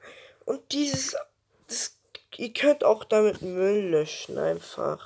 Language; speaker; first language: German; early bilingual, other home language; Turkish